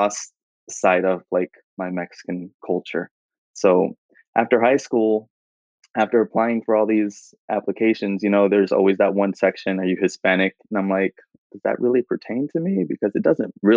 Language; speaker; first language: English; native; English